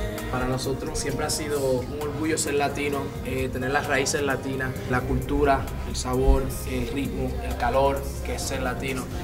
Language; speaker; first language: Spanish; early bilingual, heritage; Spanish